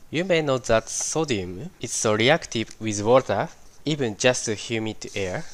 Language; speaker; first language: English; non-native, fluent; Japanese